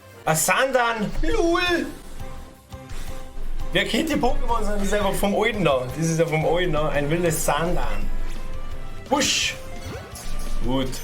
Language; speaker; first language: German; native; German